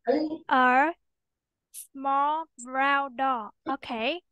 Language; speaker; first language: English; non-native, fluent; Vietnamese